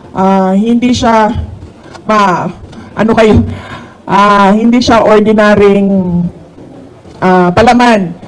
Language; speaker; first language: Filipino; non-native, local second language; Cebuano